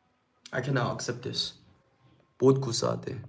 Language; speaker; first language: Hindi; non-native, learner; Korean